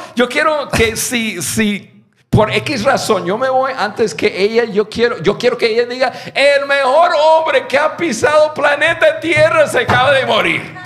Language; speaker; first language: Spanish; non-native, fluent; English